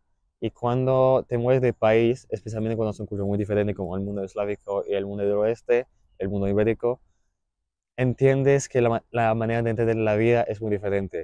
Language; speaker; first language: Spanish; non-native, fluent; German